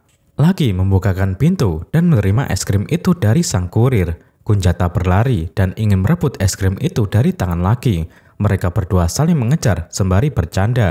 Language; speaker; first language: Indonesian; native; Indonesian